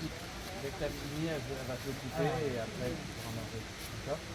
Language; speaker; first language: French; native; French